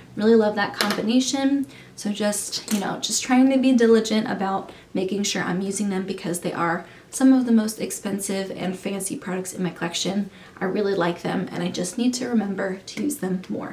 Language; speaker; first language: English; native; English